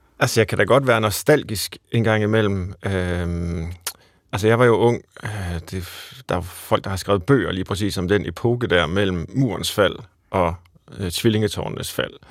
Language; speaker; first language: Danish; native; Danish